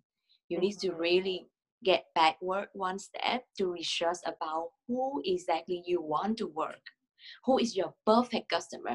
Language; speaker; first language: English; non-native, learner; Vietnamese